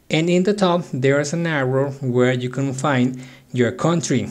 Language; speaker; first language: English; non-native, fluent; Spanish